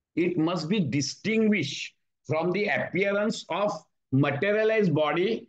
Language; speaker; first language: English; non-native, local second language; Marathi